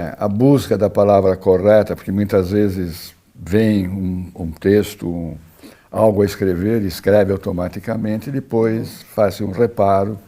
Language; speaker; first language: Portuguese; early bilingual, other home language; Italian